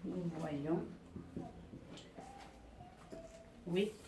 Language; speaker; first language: French; non-native, local second language; Arabic